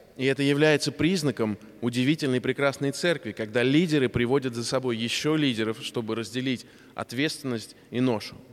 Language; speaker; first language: Russian; native; Russian